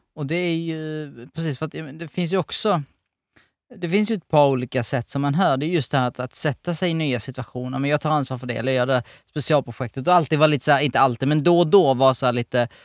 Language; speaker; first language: Swedish; native; Swedish